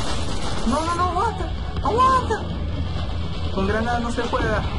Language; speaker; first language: Spanish; native; Spanish